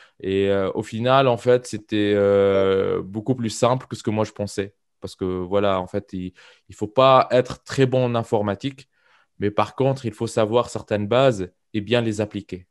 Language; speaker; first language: French; non-native, local second language; Arabic